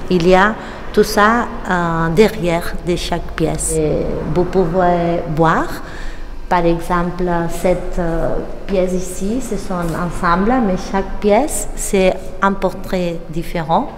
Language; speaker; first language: French; non-native, learner; Catalan